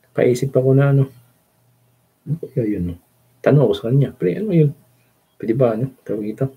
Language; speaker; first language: Filipino; non-native, local second language; Cebuano